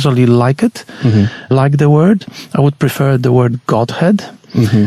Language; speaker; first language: English; non-native, fluent; Polish